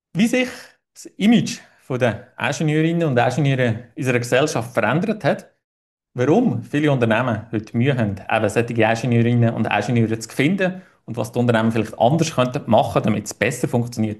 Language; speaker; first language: German; native; German